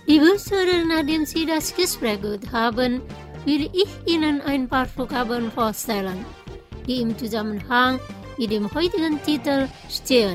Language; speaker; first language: German; non-native, fluent; Indonesian